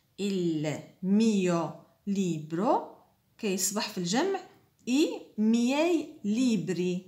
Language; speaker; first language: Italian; non-native, fluent; Arabic